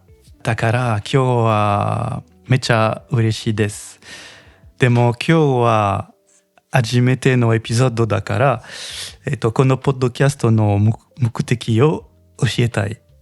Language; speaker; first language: Japanese; non-native, learner; French